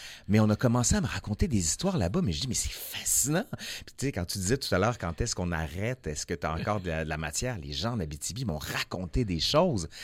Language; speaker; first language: French; native; French